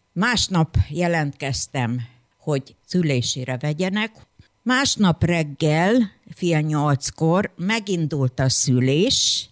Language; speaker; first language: Hungarian; native; Hungarian